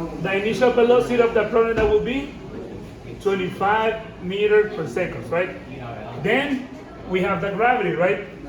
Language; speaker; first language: English; non-native, fluent; Spanish